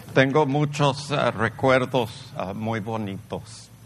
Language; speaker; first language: Spanish; early bilingual, heritage; Spanish